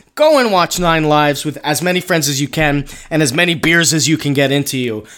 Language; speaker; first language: English; native; English